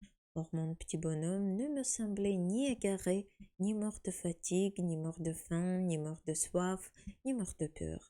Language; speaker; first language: French; non-native, fluent; Ukrainian